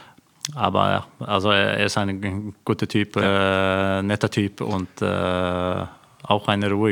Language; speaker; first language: German; non-native, fluent; Norwegian